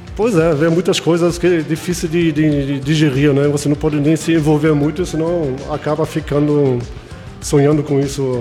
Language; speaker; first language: Portuguese; non-native, fluent; German